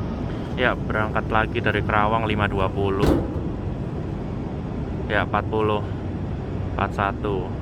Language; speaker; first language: Indonesian; native; Indonesian